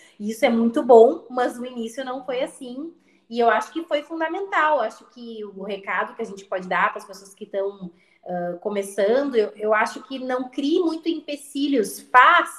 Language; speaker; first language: Portuguese; native; Portuguese